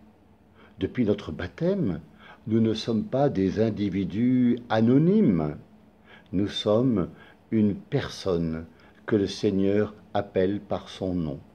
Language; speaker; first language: French; native; French